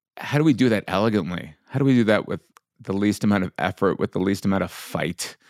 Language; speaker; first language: English; native; English